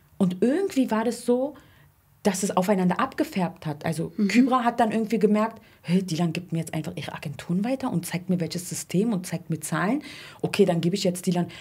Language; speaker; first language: German; early bilingual, other home language; Turkish